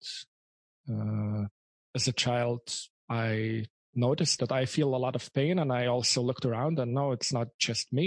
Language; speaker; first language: English; non-native, fluent; Lithuanian